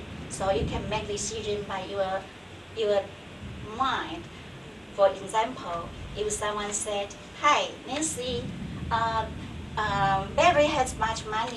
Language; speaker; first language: English; non-native, learner; Chinese